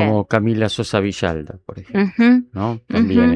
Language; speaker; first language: Spanish; native; Spanish